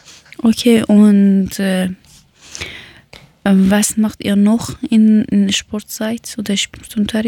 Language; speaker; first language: German; non-native, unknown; Persian